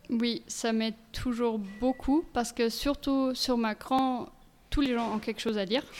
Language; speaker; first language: French; non-native, fluent; German